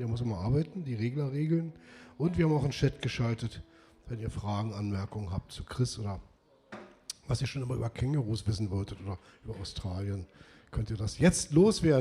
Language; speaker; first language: German; native; German